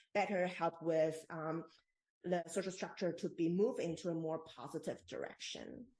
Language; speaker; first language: English; non-native, fluent; Chinese